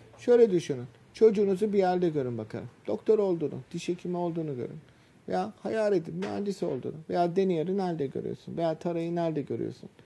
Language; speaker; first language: Turkish; native; Turkish